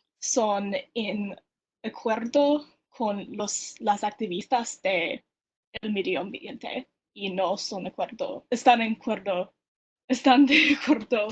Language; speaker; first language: Spanish; non-native, learner; English